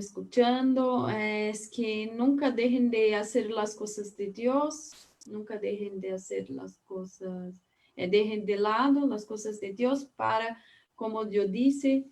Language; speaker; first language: Spanish; non-native, learner; Portuguese